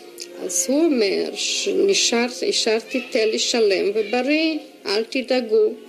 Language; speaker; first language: Hebrew; non-native, fluent; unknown